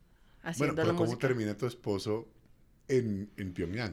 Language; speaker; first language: Spanish; native; Spanish